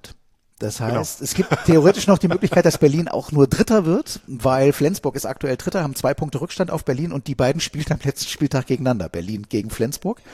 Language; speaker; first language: German; native; German